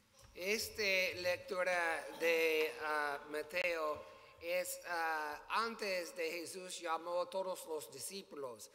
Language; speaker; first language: Spanish; non-native, learner; English